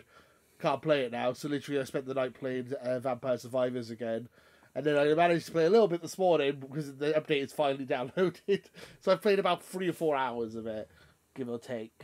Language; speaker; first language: English; native; English